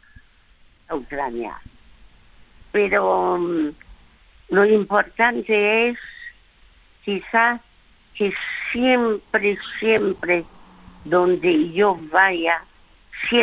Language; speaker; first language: Spanish; early bilingual, other home language; French